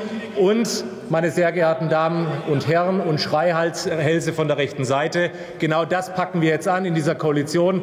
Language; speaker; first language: German; native; German